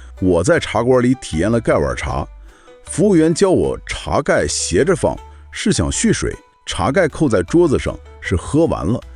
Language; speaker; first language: Chinese; non-native, fluent; English